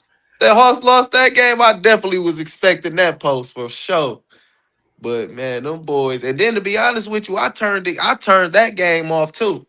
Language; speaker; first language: English; native; English